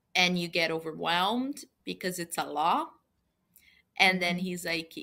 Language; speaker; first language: English; non-native, fluent; Portuguese